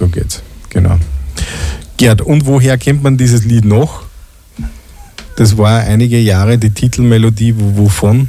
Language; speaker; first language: German; native; German